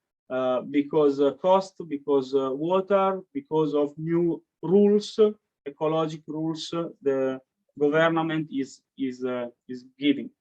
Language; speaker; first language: English; non-native, learner; Italian